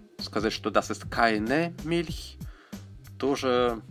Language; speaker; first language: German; non-native, fluent; Russian